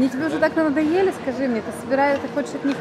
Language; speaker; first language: Russian; native; Russian